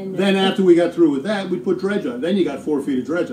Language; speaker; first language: English; native; English